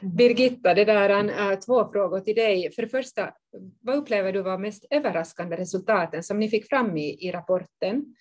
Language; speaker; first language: Swedish; native; Swedish